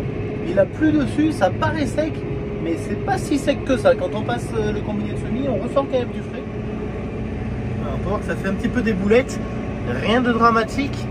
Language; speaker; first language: French; native; French